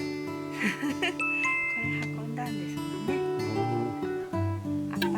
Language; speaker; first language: Japanese; native; Japanese